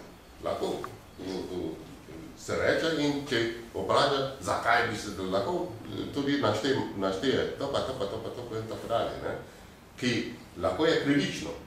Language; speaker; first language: Slovenian; non-native, fluent; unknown